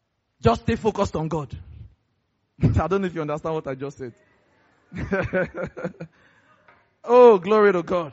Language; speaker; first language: English; non-native, local second language; Yoruba